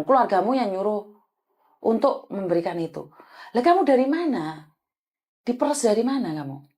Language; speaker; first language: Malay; non-native, local second language; Javanese